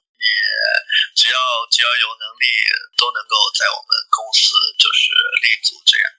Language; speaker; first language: Chinese; native; Chinese